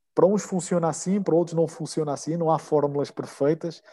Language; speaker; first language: Portuguese; native; Portuguese